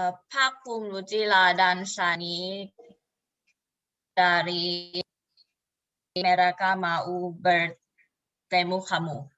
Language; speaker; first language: Indonesian; non-native, learner; Thai